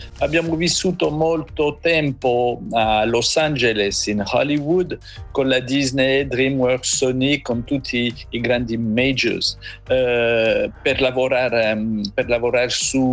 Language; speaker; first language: Italian; non-native, fluent; French